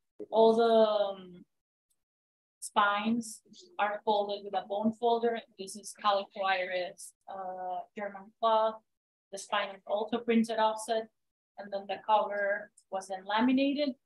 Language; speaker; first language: English; non-native, fluent; Spanish